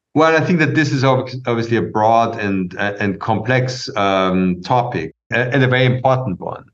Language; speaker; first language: English; non-native, fluent; German